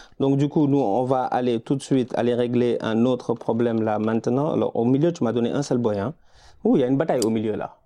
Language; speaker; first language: French; non-native, local second language; Wolof